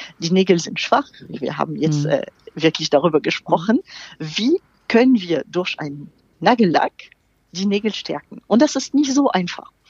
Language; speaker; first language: German; non-native, fluent; French